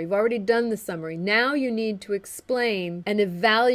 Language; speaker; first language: English; native; English